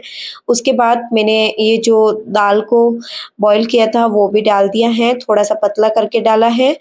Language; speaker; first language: Hindi; native; Hindi